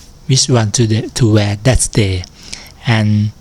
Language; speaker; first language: English; non-native, learner; Thai